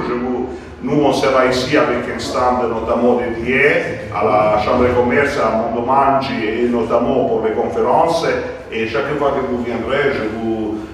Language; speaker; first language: French; non-native, fluent; Italian